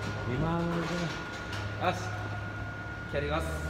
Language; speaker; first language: Japanese; native; Japanese